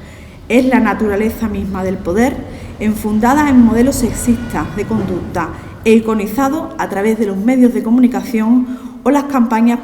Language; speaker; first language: Spanish; native; Spanish